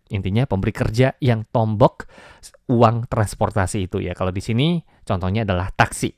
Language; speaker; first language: Indonesian; native; Indonesian